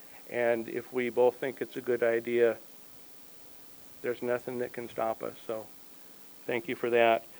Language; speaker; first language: English; native; English